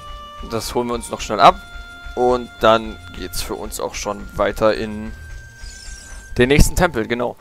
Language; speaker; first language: German; native; German